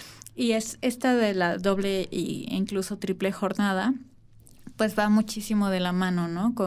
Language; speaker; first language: Spanish; native; Spanish